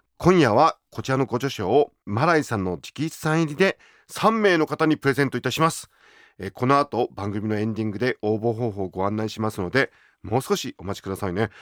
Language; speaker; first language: Japanese; native; Japanese